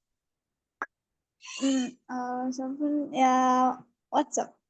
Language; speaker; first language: English; non-native, learner; Indonesian